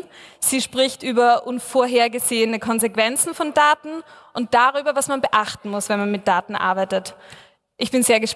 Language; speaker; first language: German; native; German